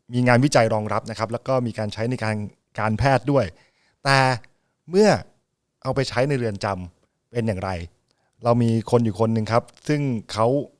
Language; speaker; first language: Thai; native; Thai